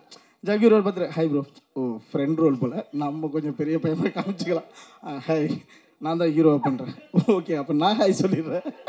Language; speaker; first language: Tamil; native; Tamil